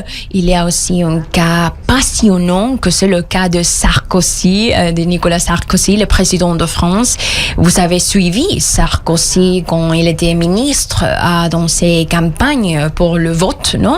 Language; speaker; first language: French; non-native, fluent; Spanish